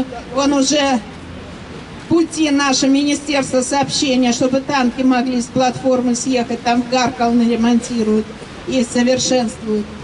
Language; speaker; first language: Russian; native; Russian